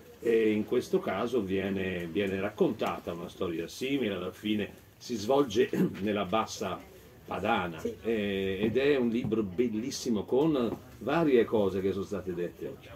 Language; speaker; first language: Italian; native; Italian